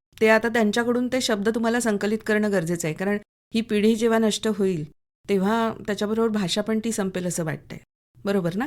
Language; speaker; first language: Marathi; native; Marathi